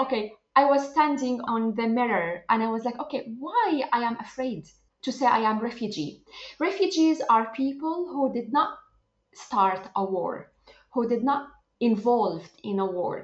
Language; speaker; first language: English; non-native, fluent; Arabic